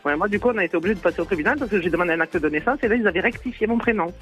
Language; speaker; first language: French; native; French